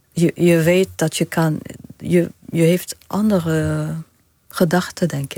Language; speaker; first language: Dutch; non-native, fluent; Arabic